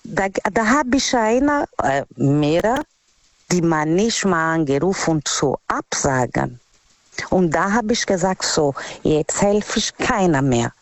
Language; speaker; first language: German; non-native, learner; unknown